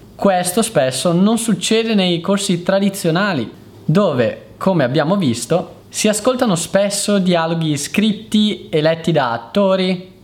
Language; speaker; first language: Italian; native; Italian